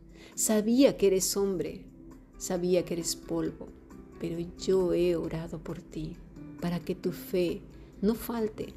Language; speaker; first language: Spanish; native; Spanish